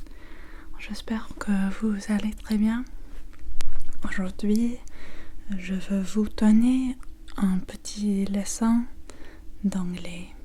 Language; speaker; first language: French; non-native, learner; English